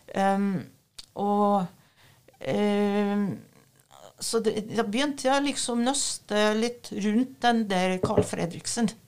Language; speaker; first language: Norwegian; non-native, fluent; French